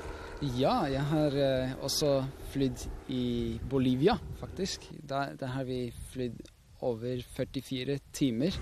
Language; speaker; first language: Norwegian; non-native, fluent; Swiss German